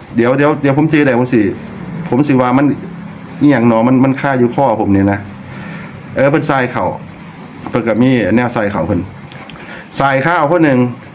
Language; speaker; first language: Thai; non-native, local second language; Lao